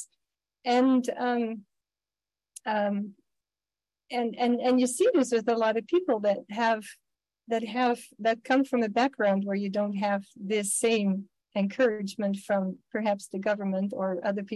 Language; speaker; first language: English; non-native, fluent; Dutch